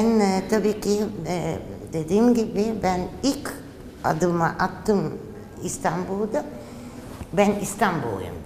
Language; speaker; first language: Turkish; non-native, fluent; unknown